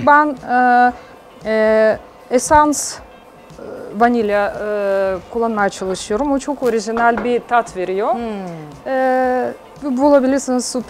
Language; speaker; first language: Turkish; non-native, fluent; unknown